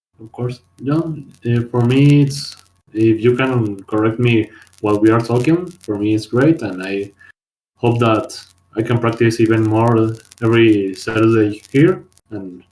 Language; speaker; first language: English; non-native, learner; Spanish